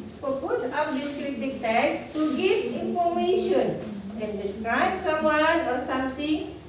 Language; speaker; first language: English; non-native, learner; Indonesian